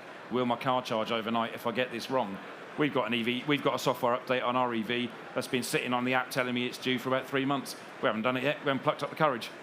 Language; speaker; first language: English; native; English